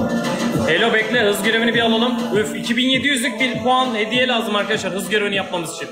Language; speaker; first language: Turkish; native; Turkish